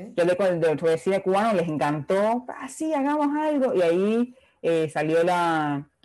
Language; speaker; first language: Spanish; native; Spanish